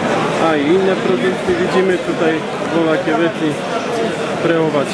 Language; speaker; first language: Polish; non-native, learner; Slovak